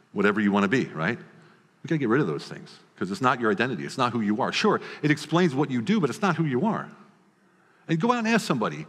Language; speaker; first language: English; native; English